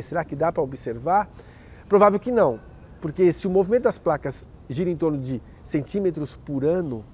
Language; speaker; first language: Portuguese; native; Portuguese